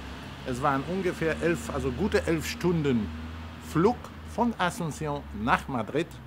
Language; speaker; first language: German; non-native, fluent; Polish